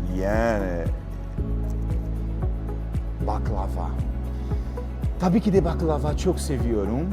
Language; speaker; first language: Turkish; non-native, learner; Portuguese